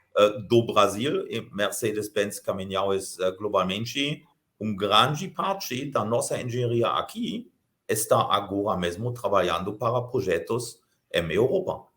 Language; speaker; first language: Portuguese; non-native, fluent; German